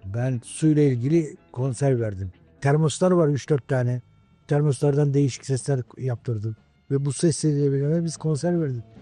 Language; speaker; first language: Turkish; native; Turkish